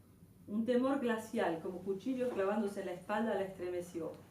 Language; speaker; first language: Spanish; native; Spanish